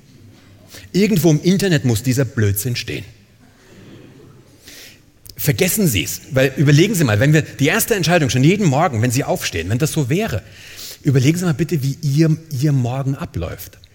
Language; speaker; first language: German; native; German